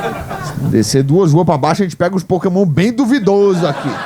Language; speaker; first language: Portuguese; native; Portuguese